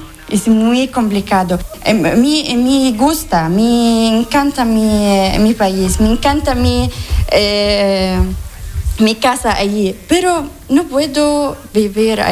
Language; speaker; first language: Spanish; non-native, learner; Arabic